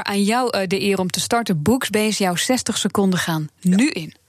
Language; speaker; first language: Dutch; native; Dutch